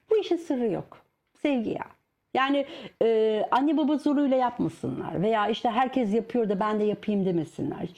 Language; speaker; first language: Turkish; native; Turkish